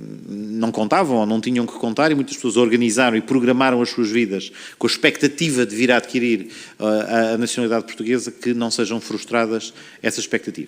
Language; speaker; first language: Portuguese; native; Portuguese